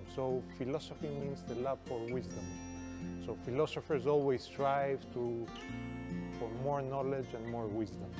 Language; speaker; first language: English; non-native, fluent; Greek